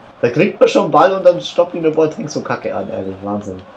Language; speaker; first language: German; native; German